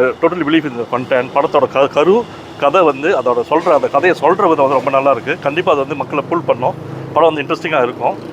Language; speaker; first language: Tamil; native; Tamil